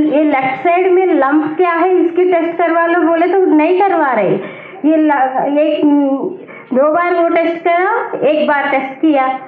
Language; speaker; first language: Hindi; non-native, local second language; Telugu